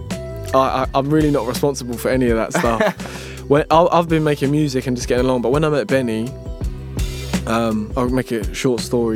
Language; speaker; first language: English; native; English